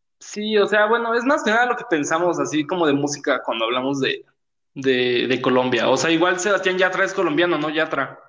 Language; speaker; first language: Spanish; native; Spanish